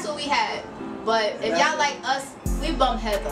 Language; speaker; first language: English; native; English